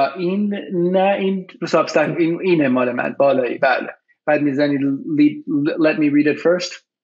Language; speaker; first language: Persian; early bilingual, heritage; Persian